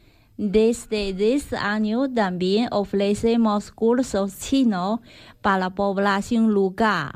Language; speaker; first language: Spanish; non-native, learner; Chinese